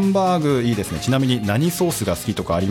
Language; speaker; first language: Japanese; native; Japanese